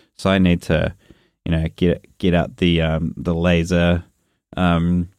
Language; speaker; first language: English; native; English